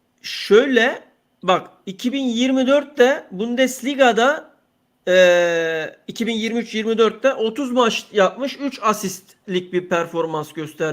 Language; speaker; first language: Turkish; native; Turkish